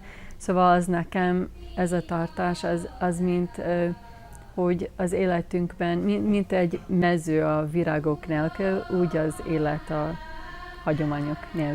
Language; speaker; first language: Hungarian; non-native, learner; English